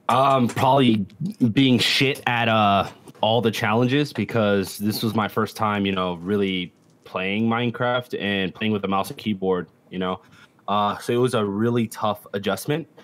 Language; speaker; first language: English; native; English